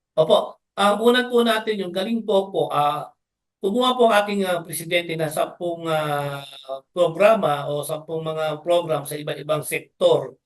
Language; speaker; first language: Filipino; native; Filipino